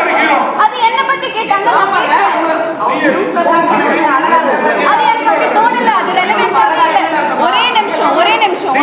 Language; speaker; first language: Tamil; non-native, fluent; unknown